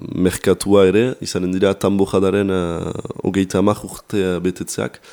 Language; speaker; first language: Basque; native; Basque